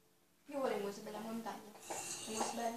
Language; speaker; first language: Italian; native; Italian